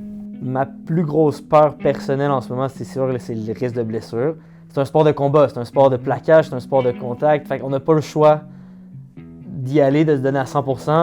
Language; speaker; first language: French; native; French